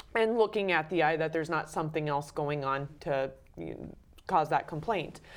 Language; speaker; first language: English; native; English